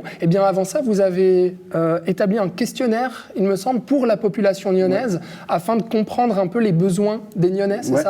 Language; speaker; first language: French; native; French